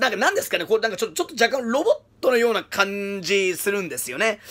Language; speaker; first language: Japanese; early bilingual, heritage; Japanese